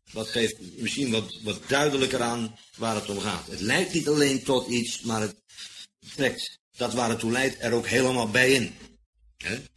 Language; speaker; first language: Dutch; native; Dutch